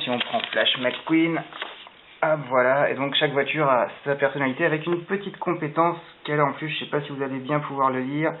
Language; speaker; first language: French; native; French